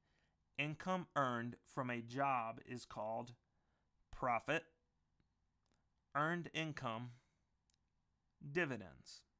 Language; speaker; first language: English; native; English